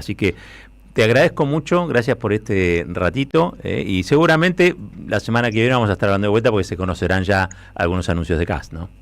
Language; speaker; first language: Spanish; native; Spanish